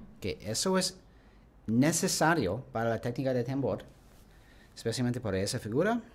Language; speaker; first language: Spanish; non-native, learner; English